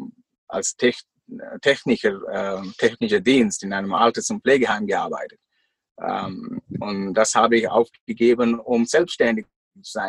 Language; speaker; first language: German; non-native, fluent; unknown